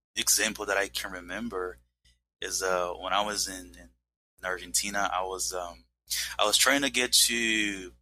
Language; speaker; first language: English; non-native, fluent; Portuguese